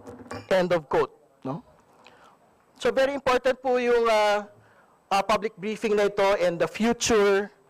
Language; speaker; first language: Filipino; native; Filipino